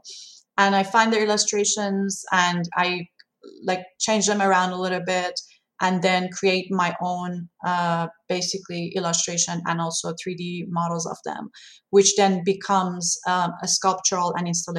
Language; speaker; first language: English; non-native, fluent; Persian